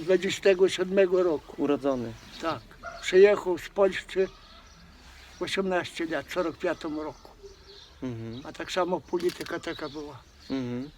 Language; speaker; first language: Polish; early bilingual, other home language; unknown